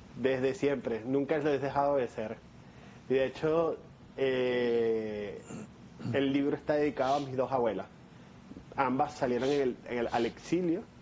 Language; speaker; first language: Spanish; native; Spanish